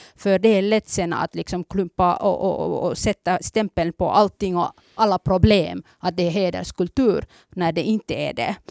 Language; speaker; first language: Swedish; early bilingual, other home language; Somali